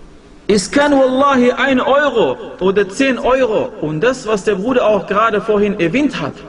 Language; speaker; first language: German; non-native, fluent; Arabic